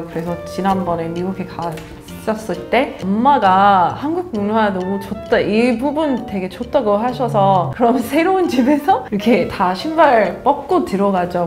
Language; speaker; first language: Korean; non-native, fluent; English